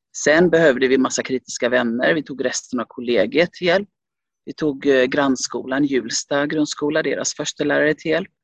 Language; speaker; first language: Swedish; early bilingual, other home language; Finnish